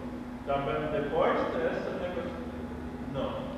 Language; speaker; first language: Portuguese; non-native, learner; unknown